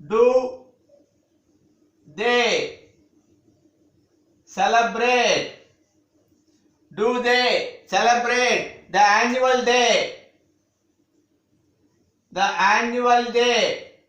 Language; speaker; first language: English; non-native, local second language; Telugu